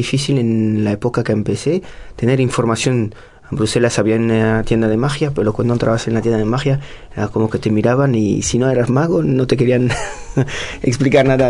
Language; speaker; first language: Spanish; non-native, fluent; French